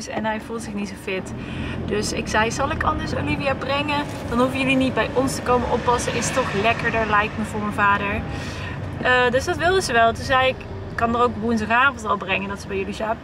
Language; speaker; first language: Dutch; native; Dutch